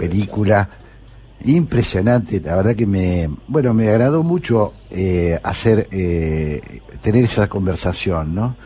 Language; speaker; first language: Spanish; native; Spanish